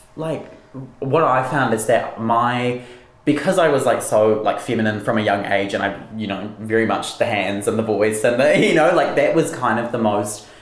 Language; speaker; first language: English; native; English